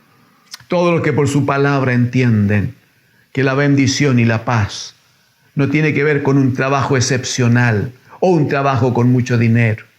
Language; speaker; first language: Spanish; native; Spanish